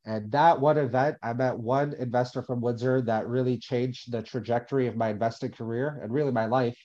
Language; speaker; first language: English; native; English